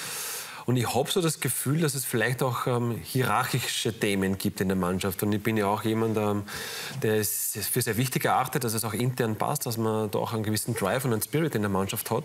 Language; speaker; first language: German; native; German